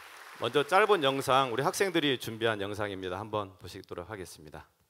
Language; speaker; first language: Korean; native; Korean